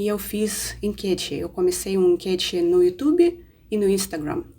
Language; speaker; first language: Portuguese; non-native, fluent; Russian